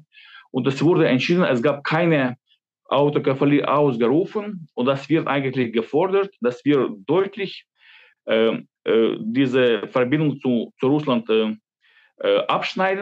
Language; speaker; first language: German; non-native, fluent; Ukrainian